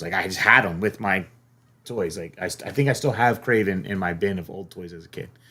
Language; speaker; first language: English; native; English